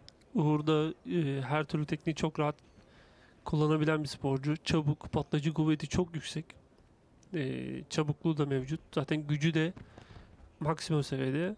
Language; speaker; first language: Turkish; native; Turkish